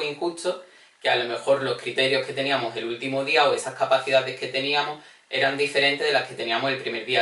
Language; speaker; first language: Spanish; native; Spanish